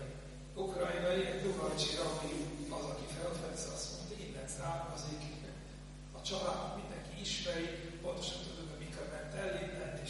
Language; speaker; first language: Hungarian; non-native, fluent; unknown